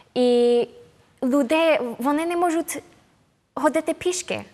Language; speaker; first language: Ukrainian; non-native, learner; English